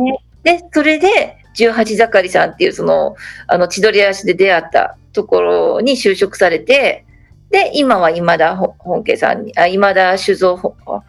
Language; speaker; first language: Japanese; native; Japanese